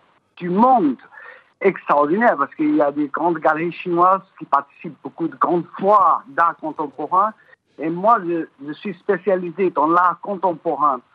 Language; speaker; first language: French; non-native, fluent; Chinese